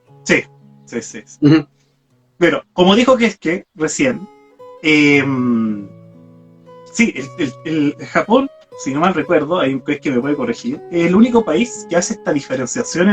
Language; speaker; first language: Spanish; native; Spanish